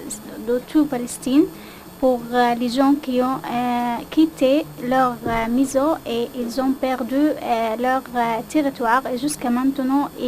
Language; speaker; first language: French; non-native, learner; Arabic